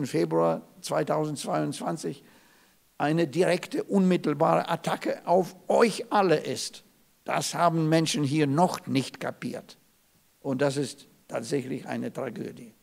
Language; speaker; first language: German; non-native, fluent; Russian